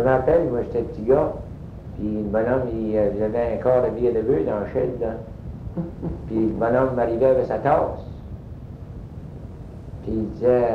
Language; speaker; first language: French; native; French